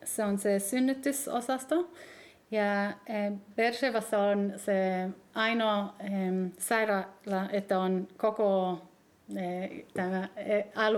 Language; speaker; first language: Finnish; early bilingual, heritage; Hebrew